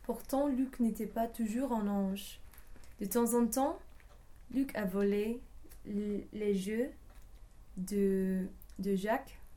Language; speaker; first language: French; non-native, learner; English